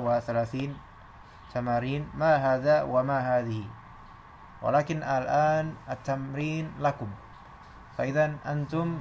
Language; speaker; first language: Arabic; non-native, fluent; Indonesian